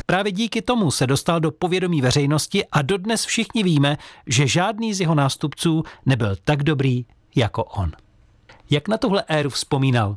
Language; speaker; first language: Czech; native; Czech